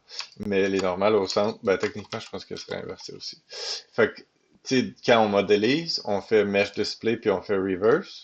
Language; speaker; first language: French; native; French